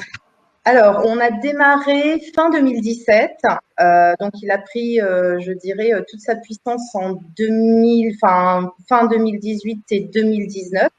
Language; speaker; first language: French; native; French